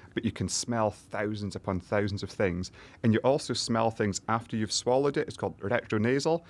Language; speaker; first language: English; native; English